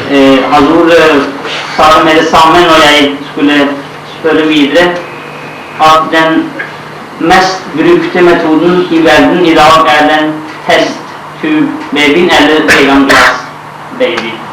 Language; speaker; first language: Norwegian; non-native, fluent; Urdu